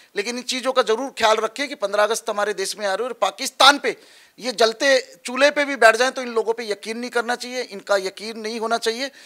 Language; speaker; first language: Hindi; native; Hindi